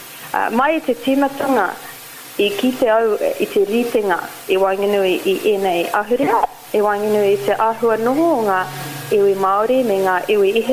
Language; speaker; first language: Māori; non-native, learner; Arabic